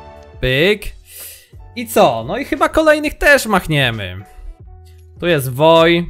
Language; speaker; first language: Polish; native; Polish